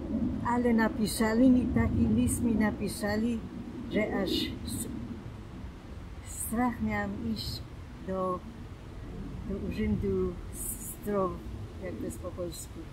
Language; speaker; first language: Polish; non-native, local second language; German